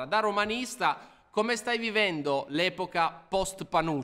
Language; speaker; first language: Italian; native; Italian